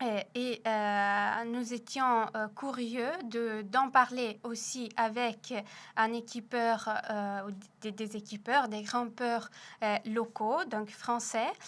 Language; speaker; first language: French; non-native, fluent; Italian